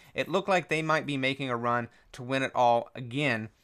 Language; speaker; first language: English; native; English